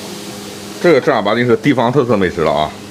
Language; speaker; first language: Chinese; native; Chinese